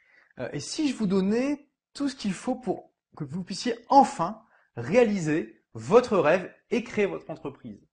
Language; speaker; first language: French; native; French